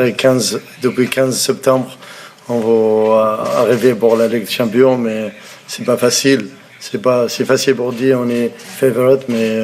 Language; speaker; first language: French; non-native, learner; Arabic